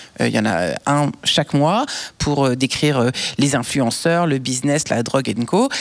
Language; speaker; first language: French; native; French